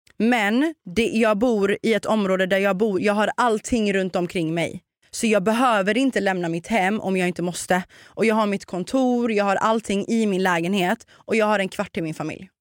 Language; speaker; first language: Swedish; early bilingual, other home language; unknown